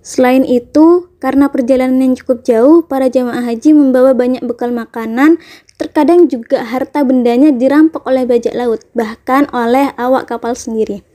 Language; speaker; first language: Indonesian; native; Indonesian